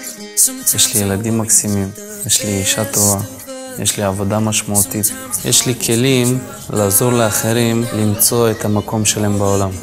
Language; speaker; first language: Hebrew; non-native, fluent; Russian